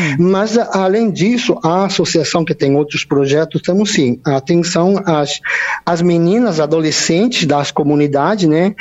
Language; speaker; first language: Portuguese; non-native, fluent; Italian